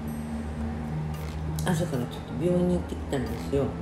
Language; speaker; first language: Japanese; native; Japanese